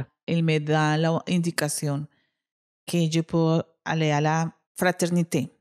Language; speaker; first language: French; non-native, learner; Spanish